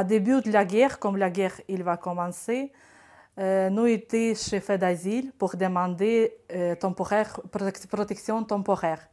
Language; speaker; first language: French; non-native, learner; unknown